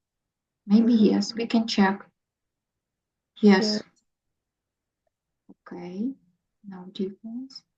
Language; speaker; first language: English; non-native, learner; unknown